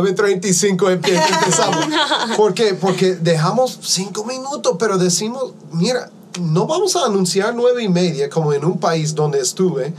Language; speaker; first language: Spanish; non-native, fluent; English